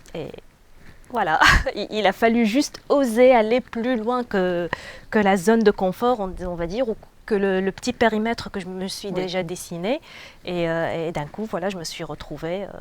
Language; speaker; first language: French; non-native, local second language; Arabic